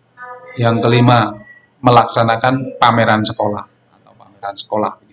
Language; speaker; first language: Indonesian; non-native, local second language; Javanese